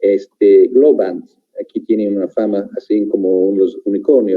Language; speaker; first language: Spanish; non-native, fluent; English